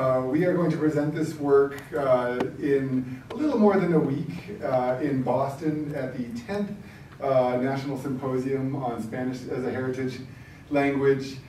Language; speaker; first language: English; early bilingual, other home language; Spanish